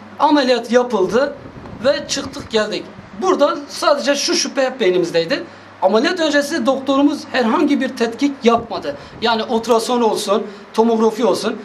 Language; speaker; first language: Turkish; native; Turkish